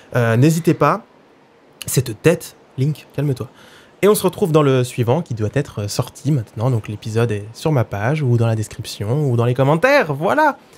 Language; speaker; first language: French; native; French